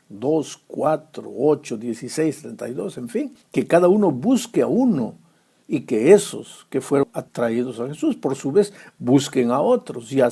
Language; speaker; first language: Spanish; native; Spanish